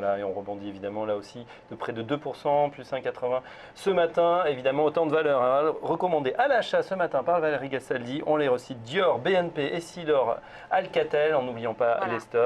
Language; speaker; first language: French; native; French